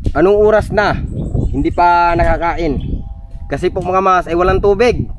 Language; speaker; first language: Filipino; non-native, local second language; Cebuano